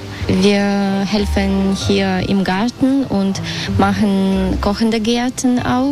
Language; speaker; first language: German; non-native, learner; Russian